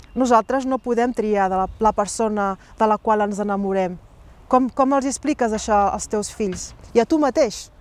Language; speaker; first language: Catalan; early bilingual, other home language; Riffian